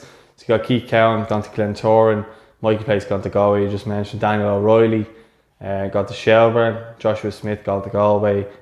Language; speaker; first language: English; native; English